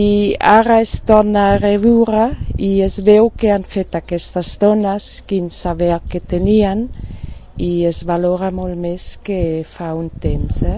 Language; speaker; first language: Catalan; non-native, fluent; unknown